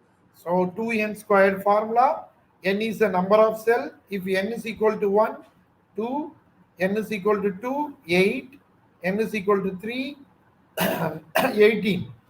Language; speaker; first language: English; non-native, local second language; Tamil